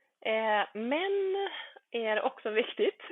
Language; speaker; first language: Swedish; early bilingual, other home language; Bosnian